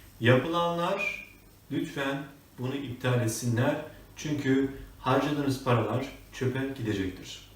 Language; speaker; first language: Turkish; native; Turkish